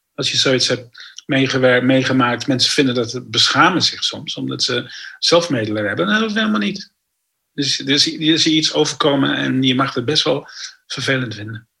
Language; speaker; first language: Dutch; non-native, fluent; English